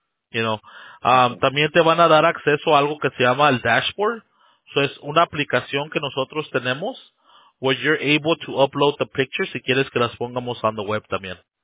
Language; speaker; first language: Spanish; early bilingual, heritage; Spanish